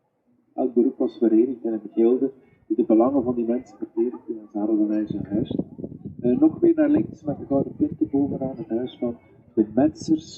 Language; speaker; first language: Dutch; native; Dutch